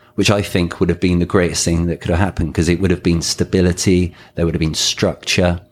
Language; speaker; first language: English; native; English